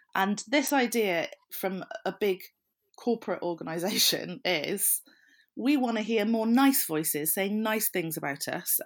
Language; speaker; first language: English; native; English